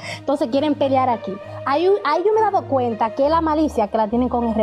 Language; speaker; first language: Spanish; native; Spanish